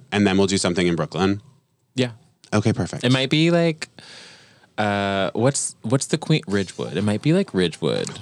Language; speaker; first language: English; native; English